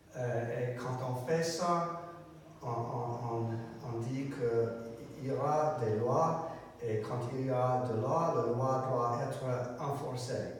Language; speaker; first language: French; non-native, learner; English